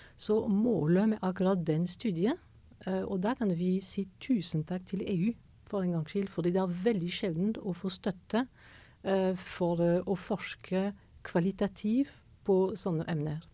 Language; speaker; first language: Norwegian; non-native, fluent; French